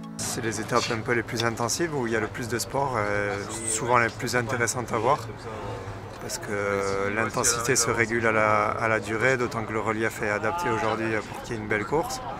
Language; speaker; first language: French; native; French